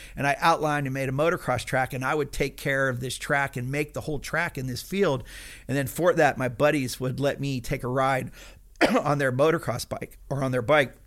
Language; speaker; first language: English; native; English